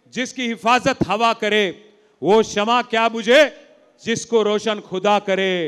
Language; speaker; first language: Hindi; non-native, local second language; Telugu